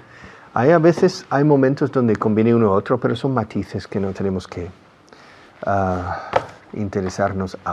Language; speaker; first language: Spanish; non-native, fluent; English